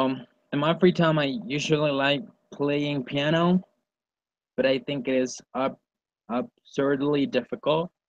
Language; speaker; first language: English; non-native, learner; Spanish